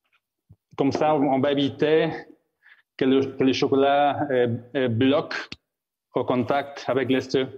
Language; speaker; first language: French; non-native, fluent; Spanish